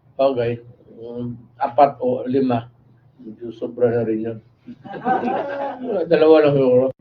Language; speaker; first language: Filipino; non-native, local second language; Cebuano